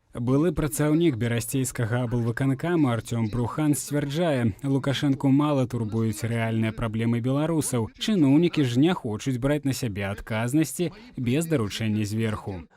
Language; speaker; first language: Belarusian; native; Belarusian